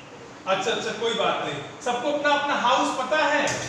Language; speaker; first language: Hindi; native; Hindi